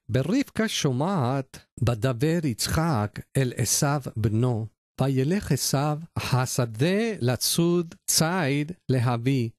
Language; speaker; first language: Hebrew; non-native, learner; Spanish